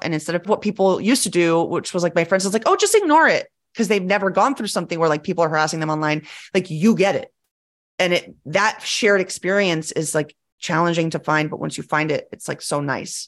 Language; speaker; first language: English; early bilingual, other home language; Spanish